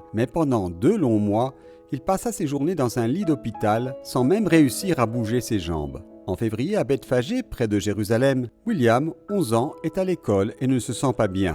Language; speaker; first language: French; native; French